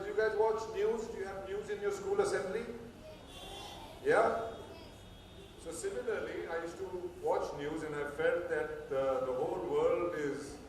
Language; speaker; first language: English; non-native, local second language; Hindi